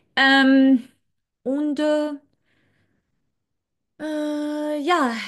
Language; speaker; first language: German; non-native, learner; Serbian